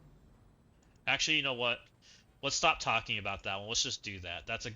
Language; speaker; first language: English; native; English